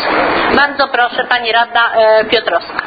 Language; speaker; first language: Polish; native; Polish